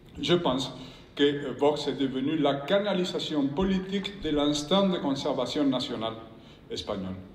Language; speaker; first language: French; non-native, fluent; Spanish